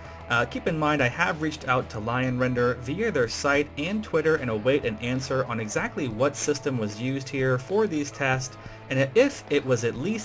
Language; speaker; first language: English; native; English